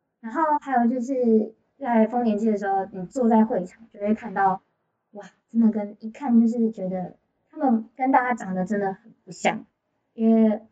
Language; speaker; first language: Chinese; native; Chinese